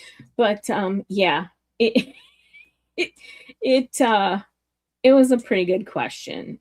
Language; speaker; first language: English; native; English